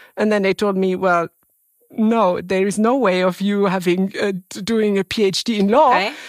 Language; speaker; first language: English; non-native, fluent; French